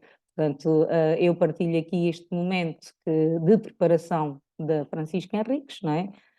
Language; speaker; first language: Portuguese; native; Portuguese